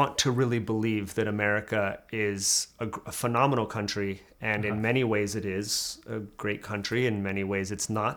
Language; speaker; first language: English; native; English